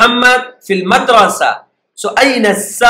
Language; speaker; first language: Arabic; non-native, fluent; Urdu